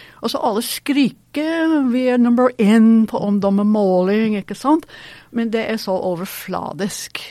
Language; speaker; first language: Norwegian; non-native, fluent; English